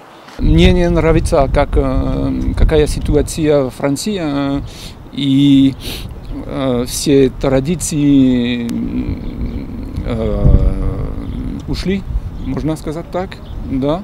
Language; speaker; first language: Russian; non-native, fluent; French